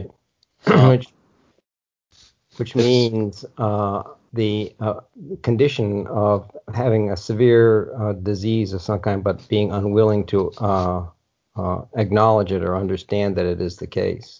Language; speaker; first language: English; native; English